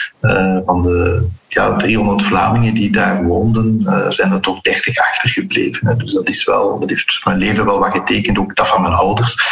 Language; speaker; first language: Dutch; early bilingual, heritage; Dutch